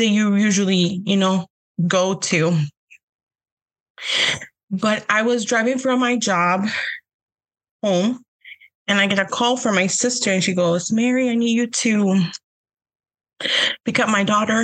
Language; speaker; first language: English; early bilingual, other home language; Spanish